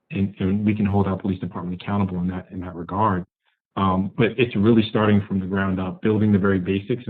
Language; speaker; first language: English; native; English